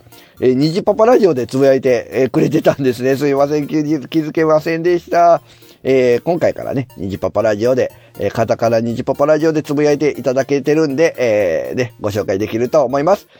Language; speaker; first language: Japanese; native; Japanese